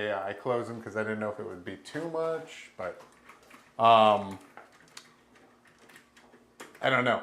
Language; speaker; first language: English; native; English